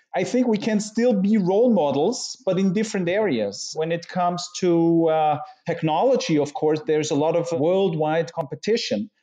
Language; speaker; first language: English; non-native, fluent; German